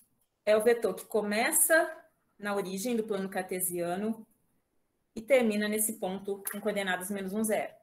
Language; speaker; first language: Portuguese; native; Portuguese